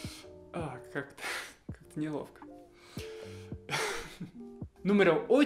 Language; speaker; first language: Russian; non-native, fluent; Spanish